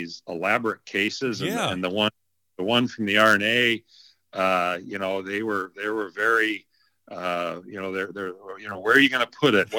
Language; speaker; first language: English; native; English